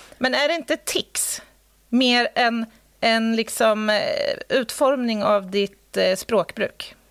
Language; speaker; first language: Swedish; native; Swedish